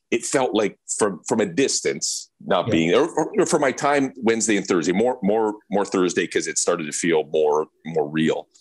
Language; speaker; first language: English; native; English